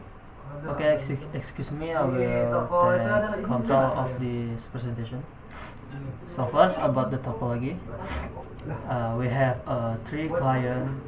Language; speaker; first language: English; non-native, learner; Indonesian